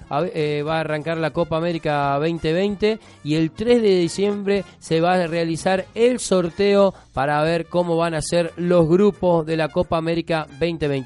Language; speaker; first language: Spanish; native; Spanish